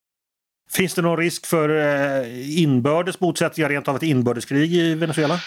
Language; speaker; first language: Swedish; native; Swedish